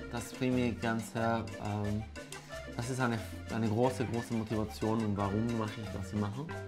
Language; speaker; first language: German; non-native, fluent; Spanish